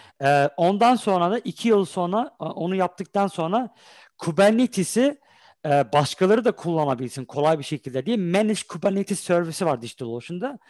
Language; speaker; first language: Turkish; early bilingual, heritage; Turkish